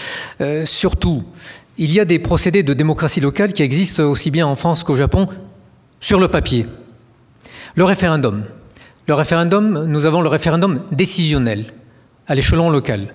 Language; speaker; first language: French; native; French